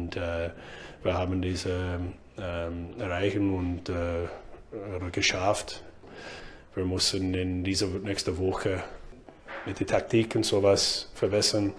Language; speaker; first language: German; non-native, learner; English